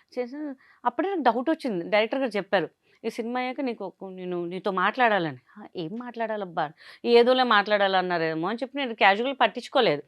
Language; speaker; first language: Telugu; non-native, local second language; Hindi